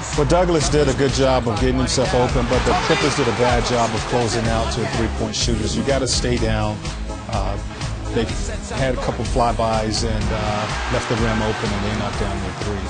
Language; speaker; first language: English; native; English